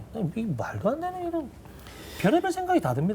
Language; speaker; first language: Korean; native; Korean